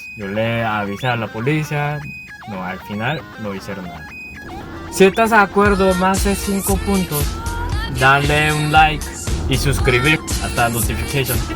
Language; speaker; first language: Spanish; non-native, learner; Korean